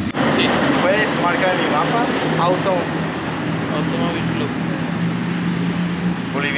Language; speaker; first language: Spanish; non-native, learner; English